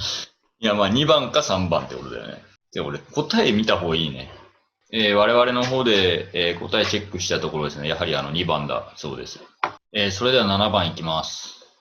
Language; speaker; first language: Japanese; native; Japanese